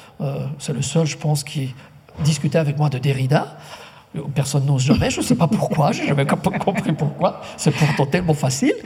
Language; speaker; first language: French; non-native, local second language; Italian